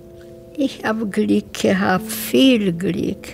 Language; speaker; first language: German; non-native, fluent; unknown